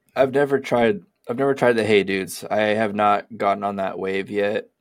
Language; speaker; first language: English; native; English